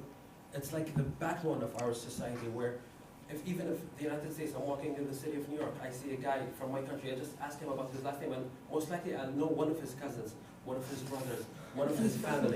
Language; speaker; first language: English; non-native, fluent; Arabic